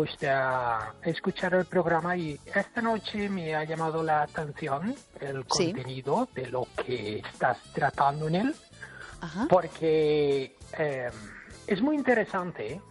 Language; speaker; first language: Spanish; non-native, fluent; English